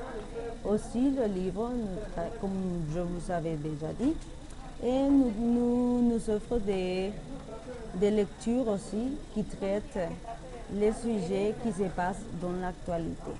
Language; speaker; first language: French; non-native, learner; Spanish